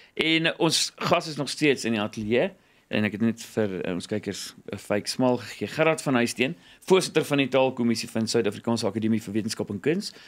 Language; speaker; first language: Afrikaans; native; Afrikaans